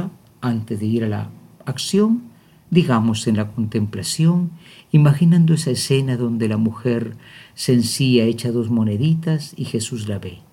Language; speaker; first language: Spanish; native; Spanish